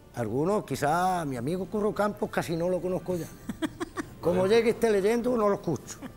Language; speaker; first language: Spanish; native; Spanish